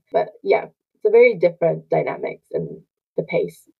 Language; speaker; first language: English; non-native, fluent; Japanese